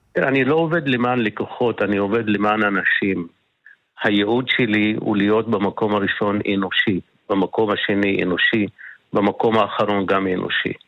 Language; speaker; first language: Hebrew; non-native, local second language; Arabic